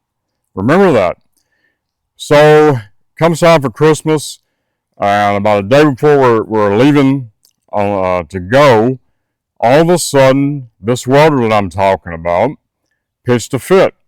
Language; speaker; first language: English; native; English